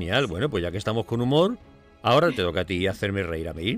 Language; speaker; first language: Spanish; native; Spanish